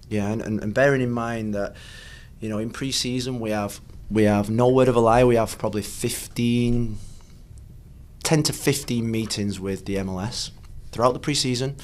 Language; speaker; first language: English; native; English